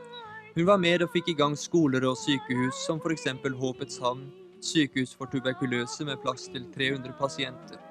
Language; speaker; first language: Norwegian; native; Norwegian